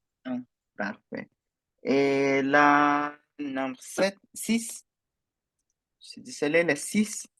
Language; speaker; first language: French; non-native, fluent; Spanish